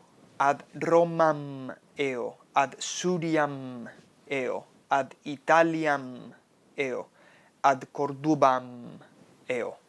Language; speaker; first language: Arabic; non-native, fluent; Spanish